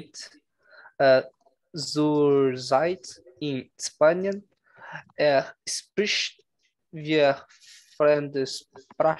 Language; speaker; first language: German; non-native, learner; Portuguese